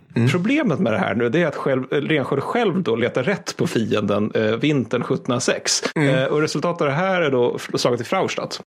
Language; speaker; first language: Swedish; native; Swedish